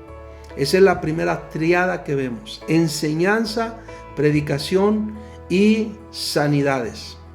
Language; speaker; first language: Spanish; native; Spanish